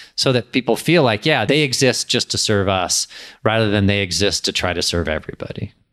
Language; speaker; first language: English; native; English